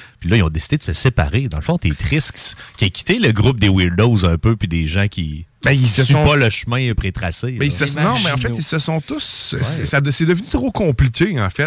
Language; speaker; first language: French; native; French